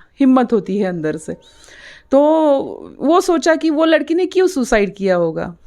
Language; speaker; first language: Hindi; non-native, local second language; Marathi